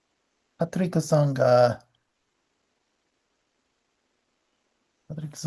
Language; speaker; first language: Japanese; non-native, learner; English